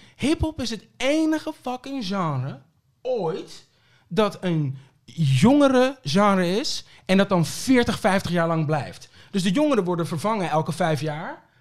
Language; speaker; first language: Dutch; early bilingual, other home language; Papiamento